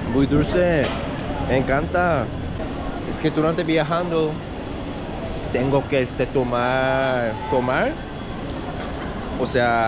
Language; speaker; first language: Spanish; non-native, learner; Korean